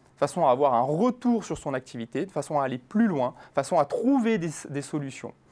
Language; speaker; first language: French; native; French